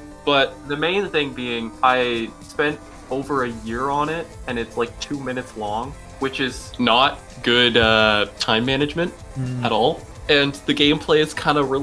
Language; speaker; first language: English; native; English